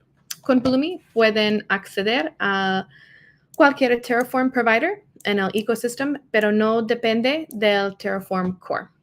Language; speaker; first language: Spanish; non-native, learner; English